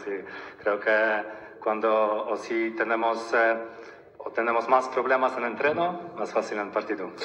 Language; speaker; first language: Spanish; non-native, learner; Polish